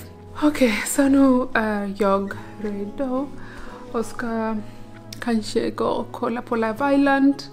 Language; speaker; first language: Swedish; non-native, learner; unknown